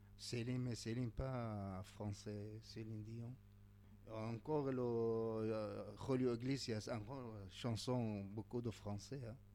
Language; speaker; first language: French; non-native, learner; Arabic